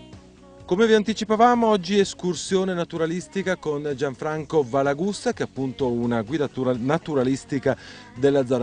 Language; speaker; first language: Italian; native; Italian